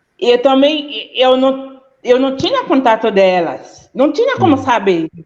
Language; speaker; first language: Portuguese; non-native, fluent; Haitian Creole